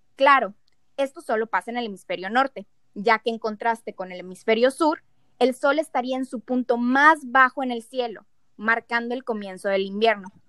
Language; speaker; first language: Spanish; native; Spanish